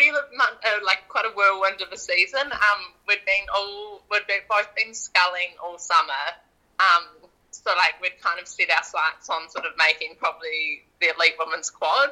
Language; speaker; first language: English; native; English